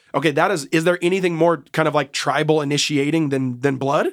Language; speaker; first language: English; native; English